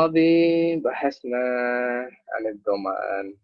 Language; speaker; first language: Arabic; non-native, fluent; Indonesian